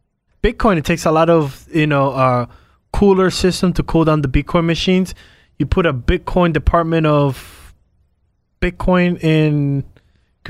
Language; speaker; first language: English; native; English